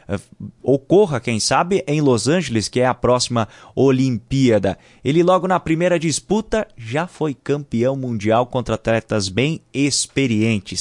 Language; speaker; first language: Portuguese; native; Portuguese